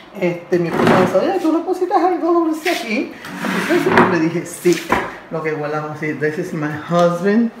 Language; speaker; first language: Spanish; native; Spanish